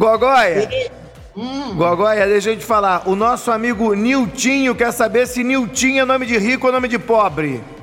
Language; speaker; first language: Portuguese; native; Portuguese